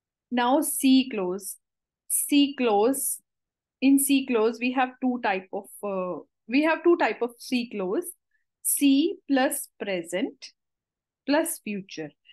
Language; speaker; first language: English; non-native, local second language; Hindi